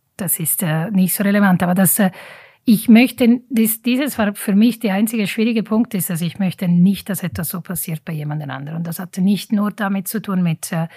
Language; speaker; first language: German; non-native, fluent; Italian